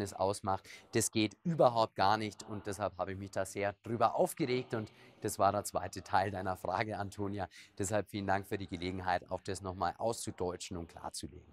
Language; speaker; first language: German; native; German